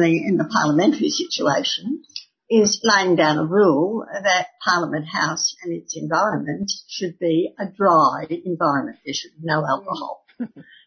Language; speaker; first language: English; native; English